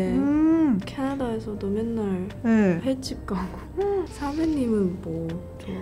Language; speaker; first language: Korean; early bilingual, heritage; Korean